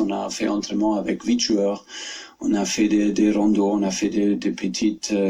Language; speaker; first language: French; non-native, fluent; German